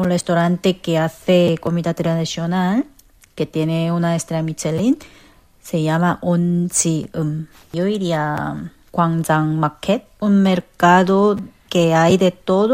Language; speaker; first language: Spanish; non-native, fluent; Korean